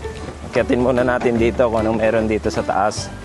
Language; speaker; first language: Filipino; native; Filipino